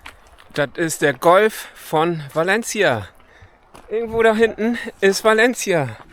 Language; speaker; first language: German; native; German